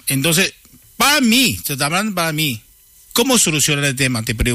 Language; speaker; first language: Spanish; non-native, learner; Chinese